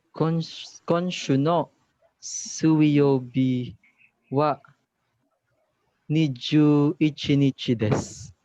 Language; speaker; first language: Japanese; non-native, learner; Filipino